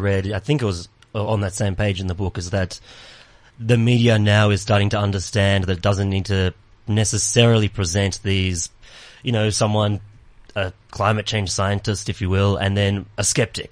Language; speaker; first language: English; native; English